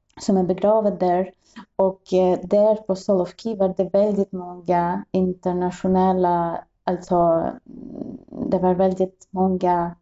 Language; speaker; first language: Swedish; non-native, fluent; Russian